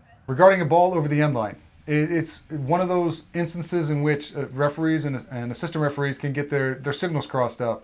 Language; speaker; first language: English; native; English